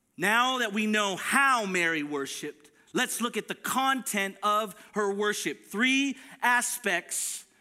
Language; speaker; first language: English; early bilingual, other home language; Filipino